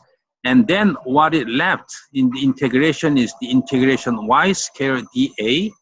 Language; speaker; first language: English; non-native, fluent; Korean